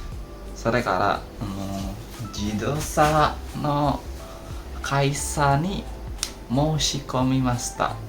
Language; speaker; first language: Japanese; non-native, learner; Indonesian